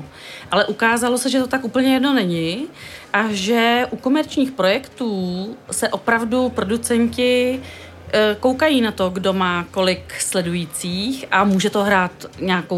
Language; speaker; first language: Czech; native; Czech